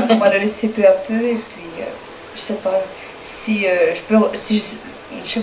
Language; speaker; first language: French; non-native, learner; Spanish